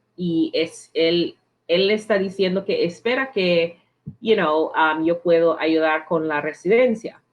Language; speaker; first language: Spanish; non-native, learner; English